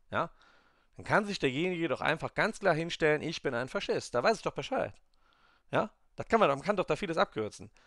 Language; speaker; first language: German; native; German